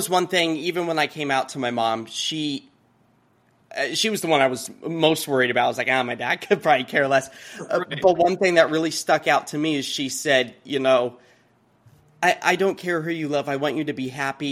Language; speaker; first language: English; native; English